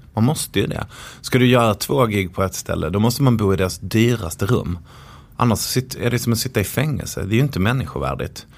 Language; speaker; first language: Swedish; native; Swedish